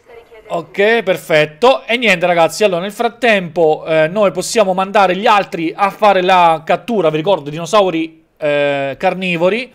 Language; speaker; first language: Italian; native; Italian